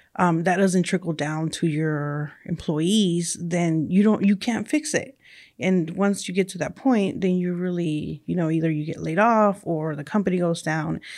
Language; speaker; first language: English; early bilingual, other home language; Spanish